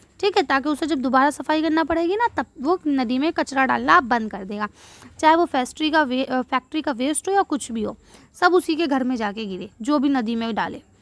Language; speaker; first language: Hindi; native; Hindi